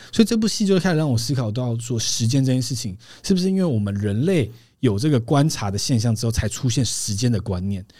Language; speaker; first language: Chinese; native; Chinese